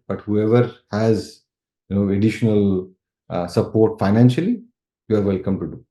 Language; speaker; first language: English; non-native, local second language; Telugu